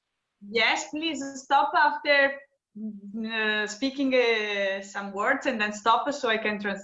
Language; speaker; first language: English; non-native, fluent; Italian